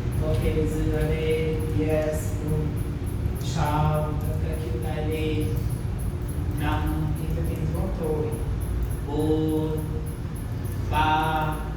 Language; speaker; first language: Vietnamese; non-native, learner; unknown